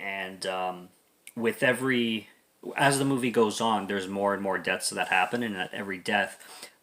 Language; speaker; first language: English; native; English